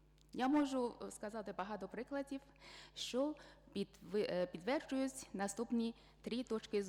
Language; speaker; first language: Ukrainian; non-native, fluent; Chinese